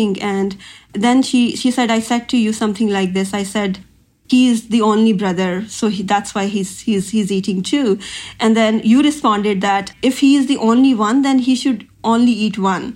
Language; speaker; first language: English; non-native, local second language; Punjabi